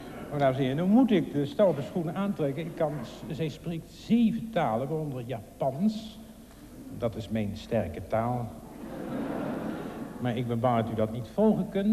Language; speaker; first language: Dutch; native; Dutch